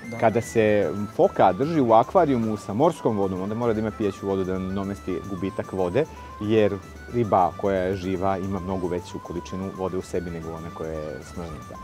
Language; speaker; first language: Serbian; native; Serbian